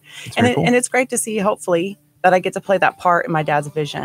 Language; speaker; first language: English; native; English